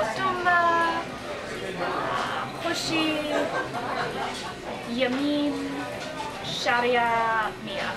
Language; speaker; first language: Arabic; non-native, learner; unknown